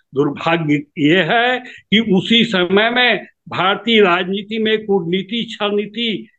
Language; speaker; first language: Hindi; native; Hindi